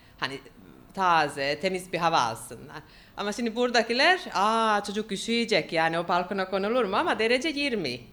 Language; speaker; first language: Turkish; non-native, fluent; Finnish